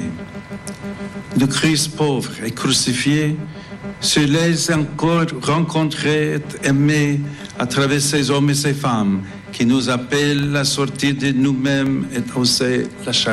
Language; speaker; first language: French; non-native, fluent; English